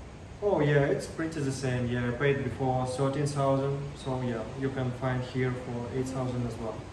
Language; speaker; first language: English; non-native, learner; Russian